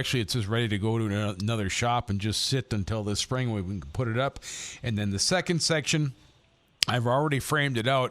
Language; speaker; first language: English; native; English